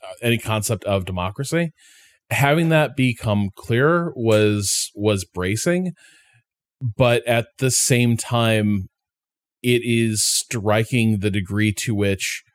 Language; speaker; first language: English; native; English